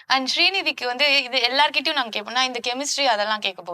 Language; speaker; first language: Tamil; native; Tamil